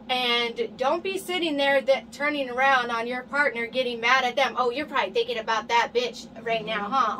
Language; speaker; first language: English; native; English